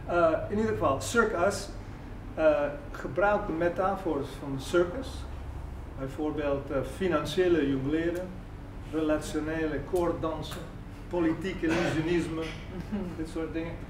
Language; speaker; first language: Dutch; non-native, fluent; English